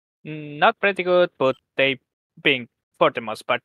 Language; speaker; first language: English; native; English